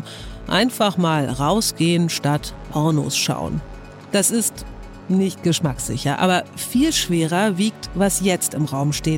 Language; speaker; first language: German; native; German